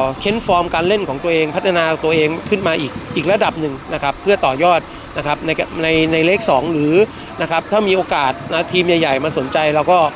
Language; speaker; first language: Thai; native; Thai